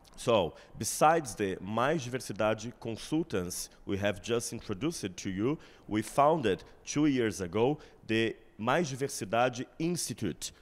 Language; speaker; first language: English; non-native, fluent; Portuguese